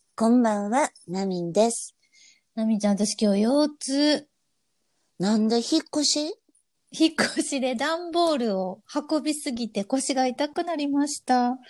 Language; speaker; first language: Japanese; native; Japanese